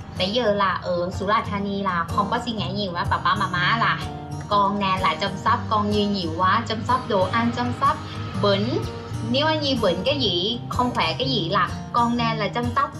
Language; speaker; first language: Vietnamese; non-native, learner; Thai